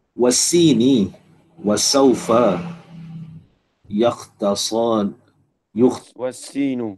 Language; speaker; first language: Arabic; non-native, learner; Malay